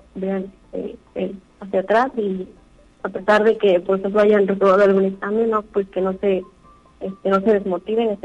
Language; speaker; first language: Spanish; native; Spanish